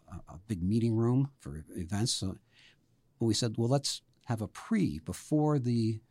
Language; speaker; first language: English; native; English